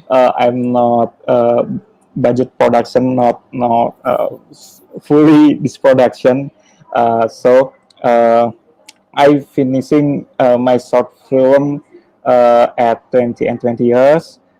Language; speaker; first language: English; non-native, learner; Indonesian